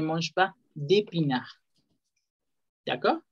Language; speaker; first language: French; non-native, fluent; Spanish